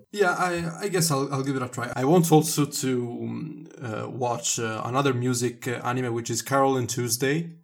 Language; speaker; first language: English; non-native, fluent; Italian